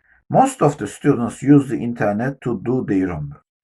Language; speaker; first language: English; non-native, fluent; Turkish